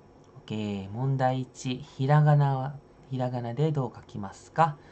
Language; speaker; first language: Japanese; non-native, fluent; Indonesian